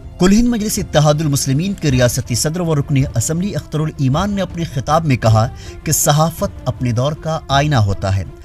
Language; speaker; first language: Urdu; native; Urdu